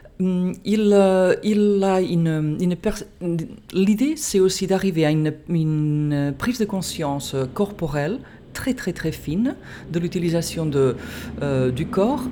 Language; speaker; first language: French; non-native, fluent; Catalan